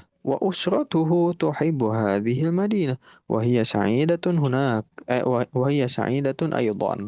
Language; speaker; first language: Arabic; non-native, fluent; Indonesian